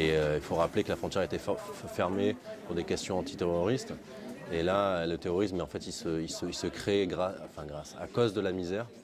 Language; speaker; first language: French; native; French